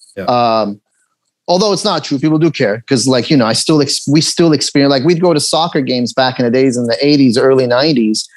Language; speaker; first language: English; early bilingual, other home language; Persian